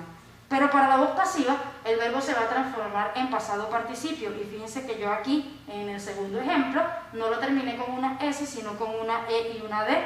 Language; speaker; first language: Spanish; native; Spanish